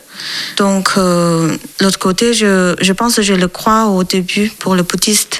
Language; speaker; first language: French; non-native, learner; Chinese